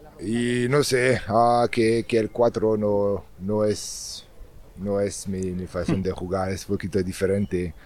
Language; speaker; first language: Spanish; non-native, learner; French